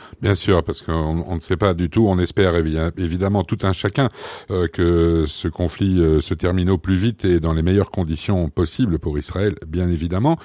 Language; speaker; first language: French; native; French